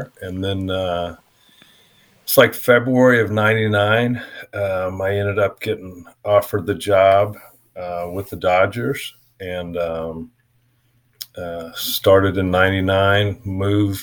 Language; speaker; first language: English; native; English